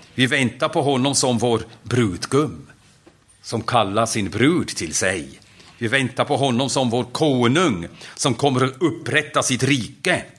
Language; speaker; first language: Swedish; non-native, fluent; German